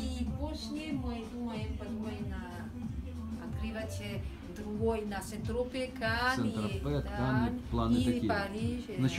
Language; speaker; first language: Russian; non-native, learner; French